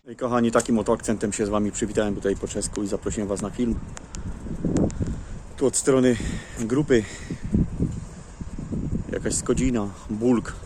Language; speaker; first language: Polish; native; Polish